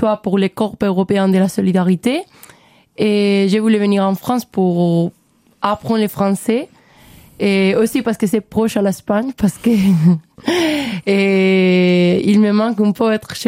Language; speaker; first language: French; non-native, learner; Spanish